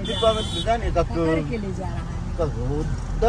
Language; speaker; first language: Russian; non-native, learner; Hindi